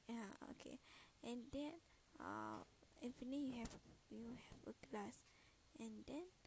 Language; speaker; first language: English; non-native, learner; Malay